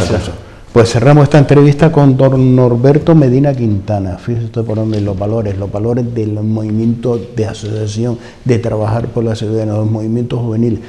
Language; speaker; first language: Spanish; native; Spanish